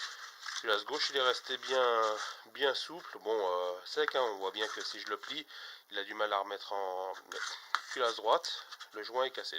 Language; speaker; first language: French; native; French